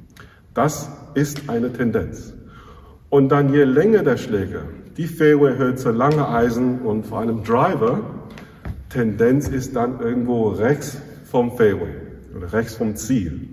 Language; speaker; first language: German; non-native, fluent; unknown